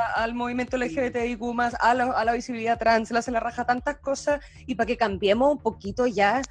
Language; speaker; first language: Spanish; native; Spanish